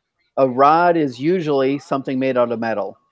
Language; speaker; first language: English; native; English